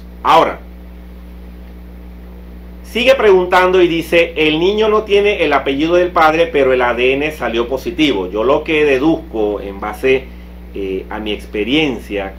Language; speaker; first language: Spanish; native; Spanish